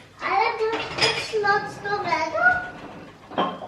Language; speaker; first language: Polish; early bilingual, heritage; Polish